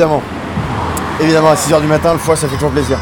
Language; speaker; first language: French; native; French